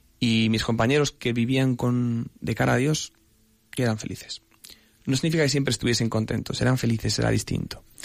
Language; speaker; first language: Spanish; native; Spanish